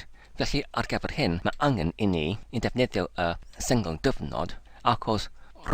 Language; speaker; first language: Welsh; non-native, learner; English